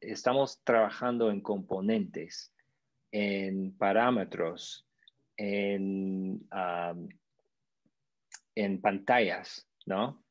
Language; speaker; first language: Spanish; non-native, fluent; English